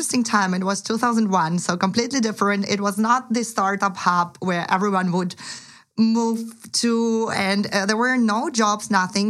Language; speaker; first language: English; non-native, fluent; Ukrainian